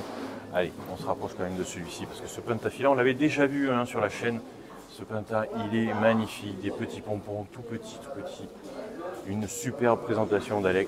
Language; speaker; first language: French; native; French